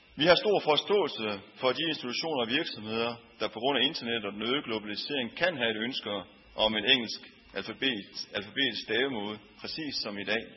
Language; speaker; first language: Danish; early bilingual, other home language; Turkish